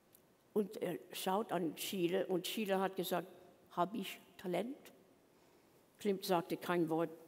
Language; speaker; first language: German; non-native, learner; English